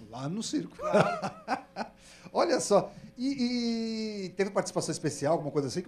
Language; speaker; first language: Portuguese; native; Portuguese